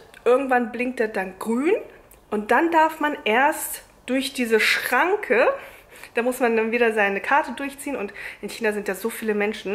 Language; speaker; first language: German; native; German